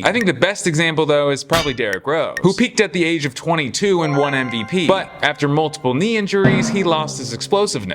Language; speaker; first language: English; native; English